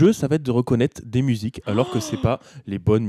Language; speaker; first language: French; native; French